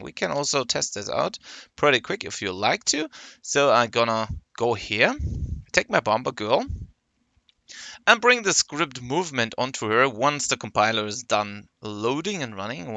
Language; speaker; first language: English; non-native, fluent; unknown